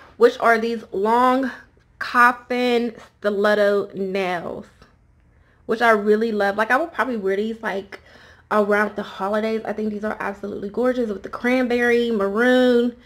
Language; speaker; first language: English; native; English